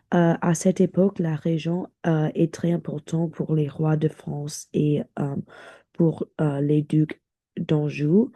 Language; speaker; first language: French; non-native, learner; English